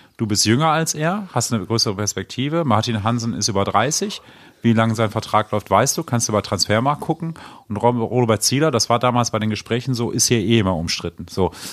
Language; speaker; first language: German; native; German